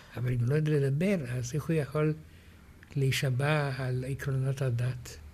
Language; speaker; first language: Hebrew; non-native, fluent; Romanian